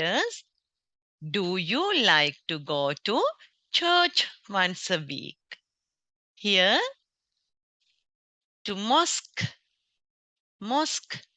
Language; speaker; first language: English; non-native, local second language; Sinhala